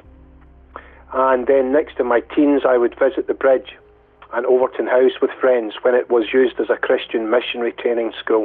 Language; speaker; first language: English; native; English